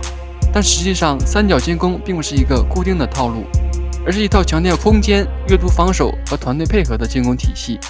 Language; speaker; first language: Chinese; native; Chinese